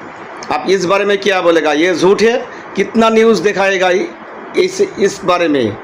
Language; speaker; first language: Hindi; non-native, local second language; Bangla